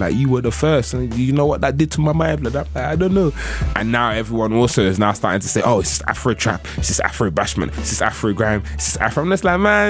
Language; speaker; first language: English; native; English